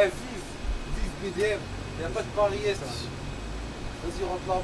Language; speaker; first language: French; native; French